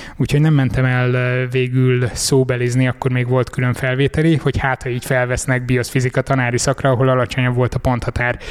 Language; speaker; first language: Hungarian; native; Hungarian